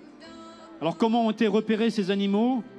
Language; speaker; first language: French; native; French